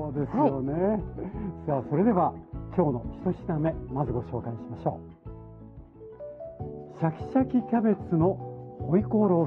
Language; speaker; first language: Japanese; native; Japanese